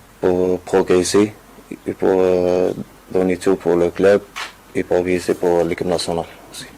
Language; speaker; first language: French; non-native, learner; Arabic